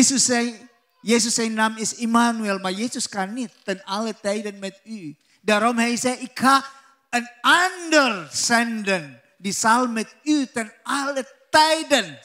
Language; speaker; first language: Dutch; non-native, learner; Indonesian